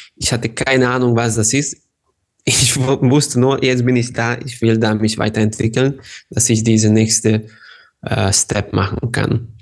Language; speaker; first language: German; non-native, fluent; Hungarian